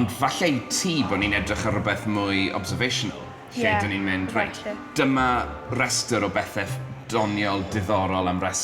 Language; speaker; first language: Welsh; native; Welsh